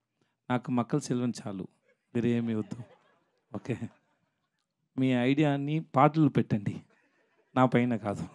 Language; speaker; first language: Telugu; non-native, learner; Tamil